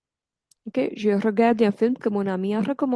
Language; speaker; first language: French; non-native, fluent; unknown